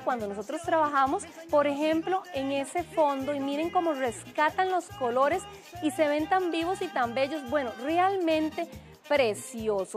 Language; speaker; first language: Spanish; native; Spanish